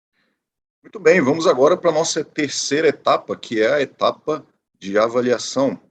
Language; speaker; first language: Portuguese; native; Portuguese